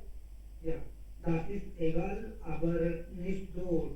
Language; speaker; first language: German; non-native, learner; Hindi